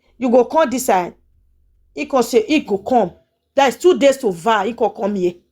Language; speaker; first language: Nigerian Pidgin; native; Nigerian Pidgin